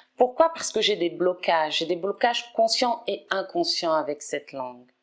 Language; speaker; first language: French; native; French